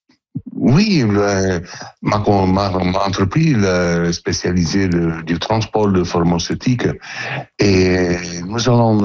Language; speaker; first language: French; non-native, learner; Italian